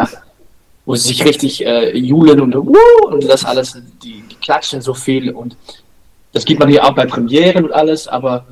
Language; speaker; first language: German; non-native, learner; Dutch